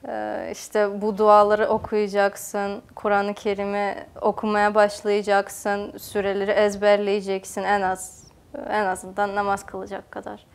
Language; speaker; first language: Turkish; non-native, fluent; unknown